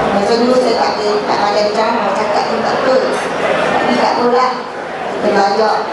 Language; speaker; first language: Malay; native; Malay